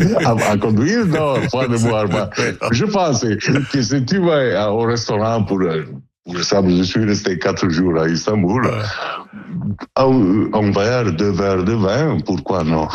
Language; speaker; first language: French; non-native, learner; Italian